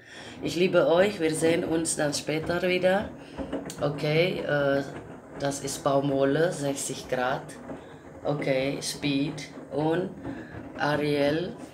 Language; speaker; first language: German; non-native, learner; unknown